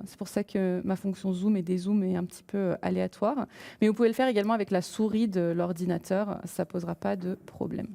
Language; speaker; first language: French; native; French